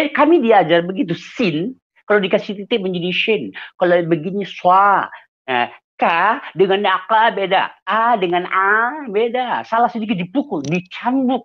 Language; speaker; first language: Indonesian; non-native, local second language; Achinese